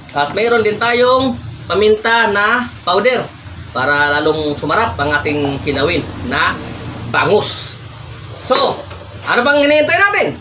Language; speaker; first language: Filipino; non-native, local second language; Cebuano